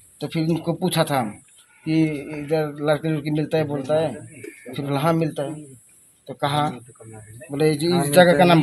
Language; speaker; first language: Hindi; non-native, local second language; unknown